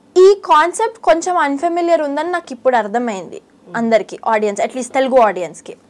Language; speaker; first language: Telugu; early bilingual, heritage; Telugu